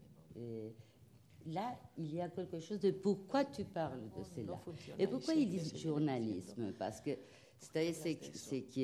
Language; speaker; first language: French; non-native, fluent; Spanish